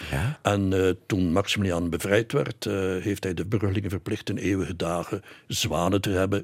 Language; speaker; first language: Dutch; native; Dutch